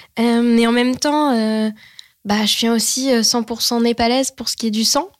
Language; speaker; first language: French; native; French